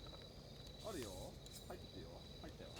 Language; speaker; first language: Japanese; native; Japanese